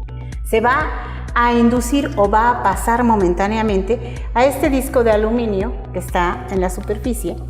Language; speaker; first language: Spanish; native; Spanish